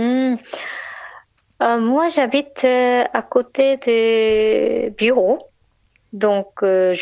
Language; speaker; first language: French; non-native, learner; Korean